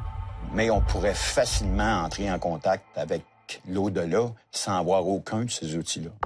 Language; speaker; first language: French; native; French